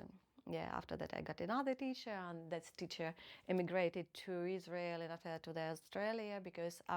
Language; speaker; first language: English; non-native, fluent; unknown